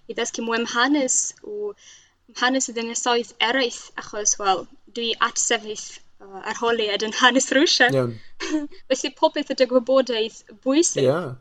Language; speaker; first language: Welsh; non-native, fluent; Russian